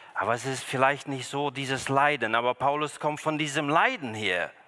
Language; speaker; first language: German; early bilingual, other home language; Russian